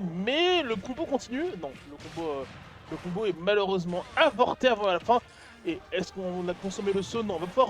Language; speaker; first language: French; native; French